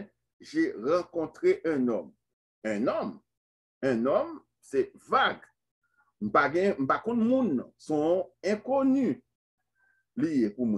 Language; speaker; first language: French; non-native, local second language; Haitian Creole